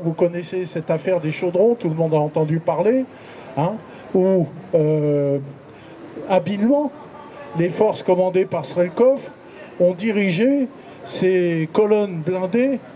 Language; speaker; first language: French; native; French